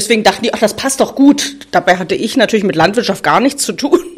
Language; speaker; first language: German; native; German